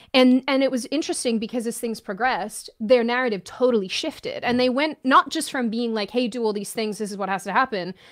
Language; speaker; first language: English; native; English